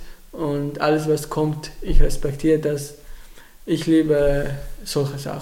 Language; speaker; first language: German; non-native, learner; Arabic